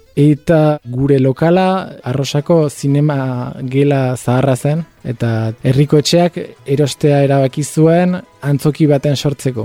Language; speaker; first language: Basque; non-native, fluent; Spanish